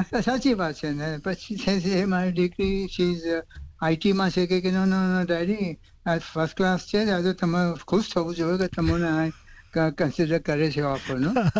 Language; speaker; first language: Gujarati; native; Gujarati